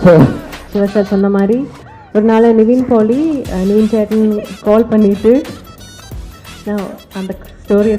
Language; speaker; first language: Tamil; non-native, learner; Malayalam